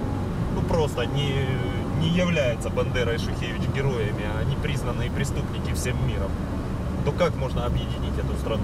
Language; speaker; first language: Russian; native; Russian